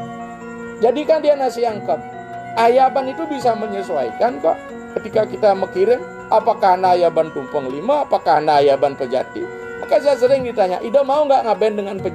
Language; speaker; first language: Indonesian; non-native, local second language; Balinese